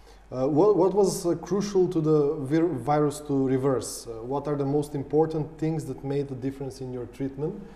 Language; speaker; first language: English; non-native, fluent; Macedonian